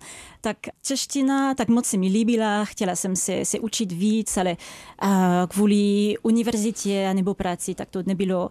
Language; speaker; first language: Czech; non-native, fluent; French